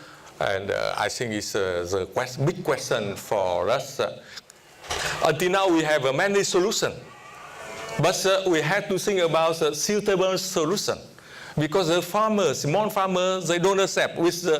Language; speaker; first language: English; non-native, fluent; Vietnamese